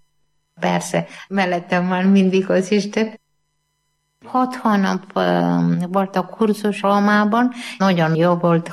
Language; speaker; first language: Hungarian; non-native, learner; Malayalam